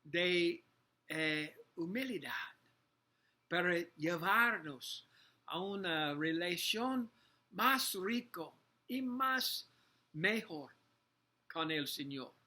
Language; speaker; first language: Spanish; non-native, learner; English